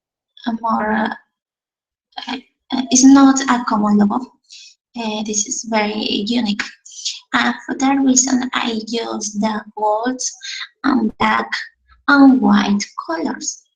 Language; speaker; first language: English; non-native, learner; Spanish